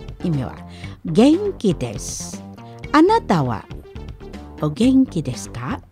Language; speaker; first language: Japanese; non-native, fluent; Indonesian